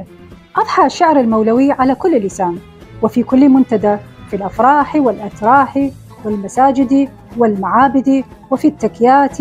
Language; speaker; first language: Arabic; non-native, local second language; Kurdish